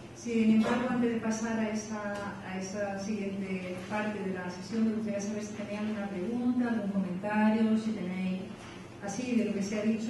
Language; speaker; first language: Spanish; native; Spanish